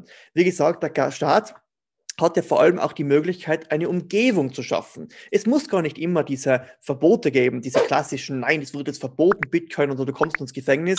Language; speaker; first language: German; native; German